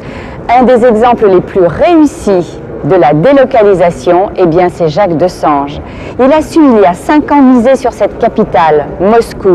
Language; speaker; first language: French; native; French